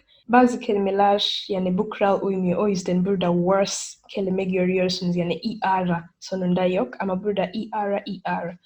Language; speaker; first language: Turkish; non-native, learner; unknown